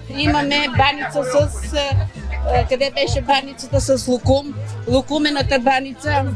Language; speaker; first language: Bulgarian; native; Bulgarian